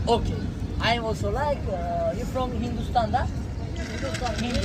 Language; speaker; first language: English; non-native, learner; Tajik